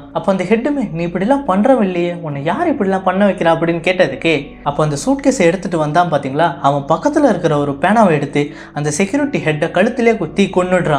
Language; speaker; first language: Tamil; native; Tamil